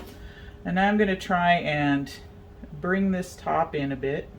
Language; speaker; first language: English; native; English